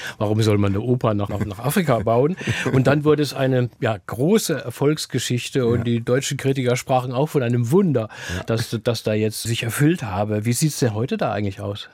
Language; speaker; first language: German; native; German